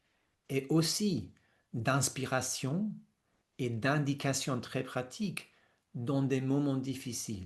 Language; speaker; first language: French; non-native, fluent; English